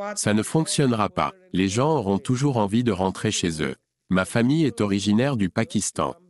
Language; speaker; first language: French; non-native, fluent; Punjabi